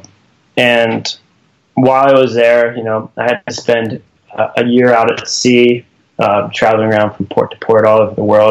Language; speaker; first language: English; native; English